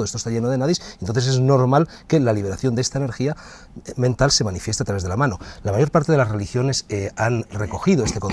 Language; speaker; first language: Spanish; native; Spanish